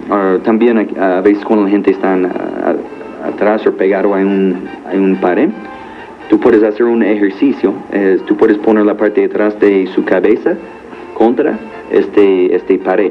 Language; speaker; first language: Spanish; non-native, fluent; English